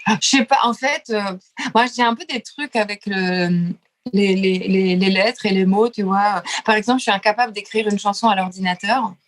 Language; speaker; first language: French; early bilingual, other home language; Lithuanian